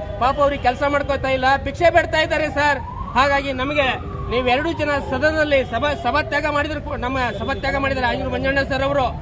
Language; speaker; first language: Kannada; native; Kannada